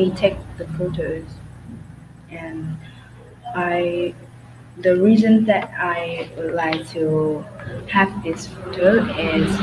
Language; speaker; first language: English; non-native, learner; Vietnamese